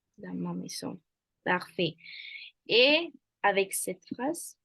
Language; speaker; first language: French; non-native, fluent; Spanish